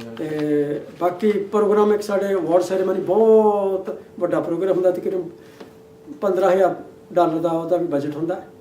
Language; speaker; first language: Punjabi; native; Punjabi